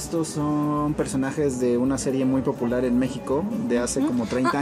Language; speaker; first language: Spanish; native; Spanish